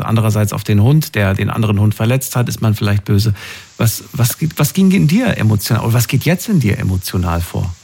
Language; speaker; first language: German; native; German